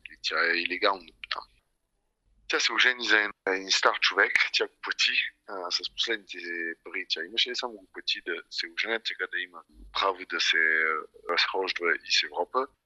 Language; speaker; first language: Bulgarian; early bilingual, heritage; Bulgarian